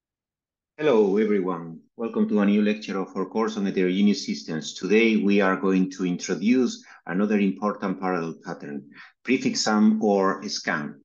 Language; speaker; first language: English; non-native, fluent; Spanish